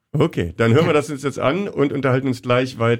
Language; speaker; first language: German; native; German